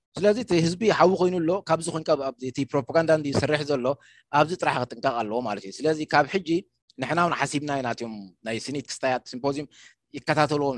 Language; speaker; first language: Tigrinya; non-native, local second language; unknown